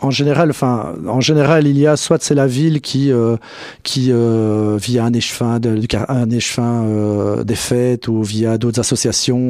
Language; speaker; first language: French; native; French